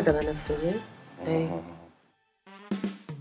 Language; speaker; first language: Arabic; native; Arabic